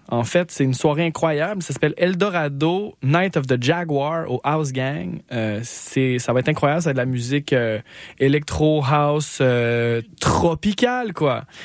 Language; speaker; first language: French; native; French